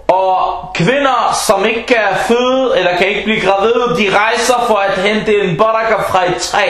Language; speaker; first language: Danish; non-native, fluent; Arabic